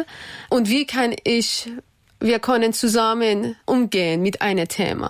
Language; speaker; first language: German; non-native, learner; Persian